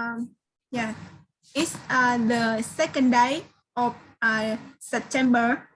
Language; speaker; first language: English; non-native, learner; Vietnamese